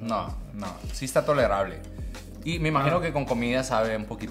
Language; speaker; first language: Spanish; native; Spanish